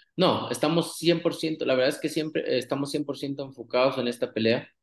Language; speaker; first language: Spanish; native; Spanish